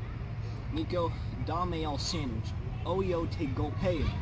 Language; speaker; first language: Spanish; non-native, learner; English